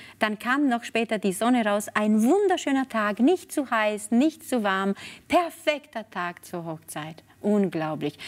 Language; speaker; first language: German; non-native, fluent; Spanish